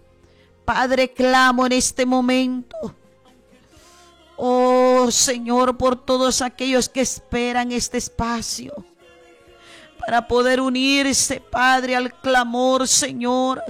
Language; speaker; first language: Spanish; native; Spanish